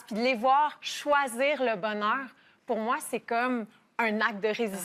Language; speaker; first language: French; native; French